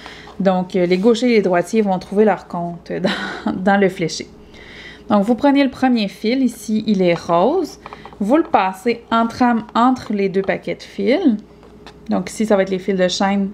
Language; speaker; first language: French; native; French